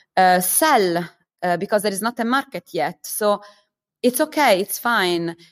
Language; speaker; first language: English; non-native, fluent; Italian